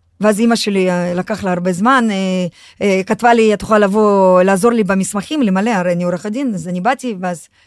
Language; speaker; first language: Hebrew; non-native, fluent; Russian